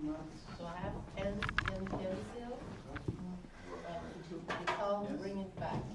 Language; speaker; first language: English; non-native, learner; French